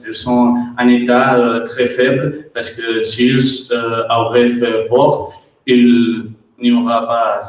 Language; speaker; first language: French; non-native, learner; Catalan